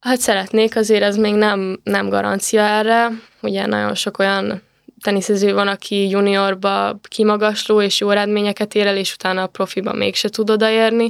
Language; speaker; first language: Hungarian; native; Hungarian